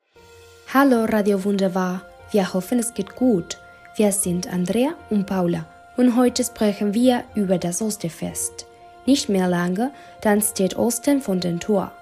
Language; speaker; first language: German; non-native, learner; Spanish